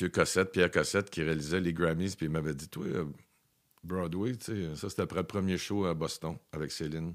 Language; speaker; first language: French; native; French